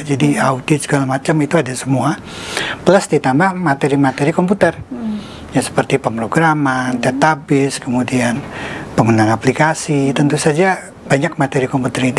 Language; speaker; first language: Indonesian; native; Indonesian